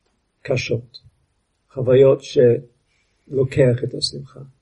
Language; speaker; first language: Hebrew; non-native, fluent; English